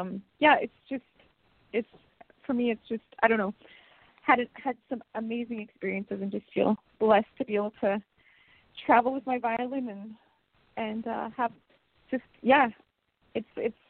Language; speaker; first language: English; native; English